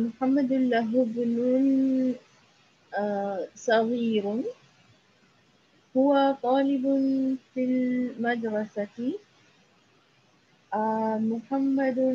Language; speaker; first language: Arabic; non-native, learner; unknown